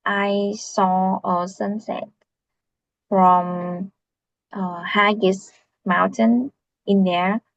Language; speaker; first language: English; non-native, learner; Vietnamese